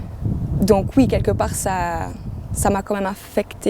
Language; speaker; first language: French; native; French